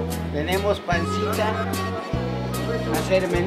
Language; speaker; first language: Spanish; native; Spanish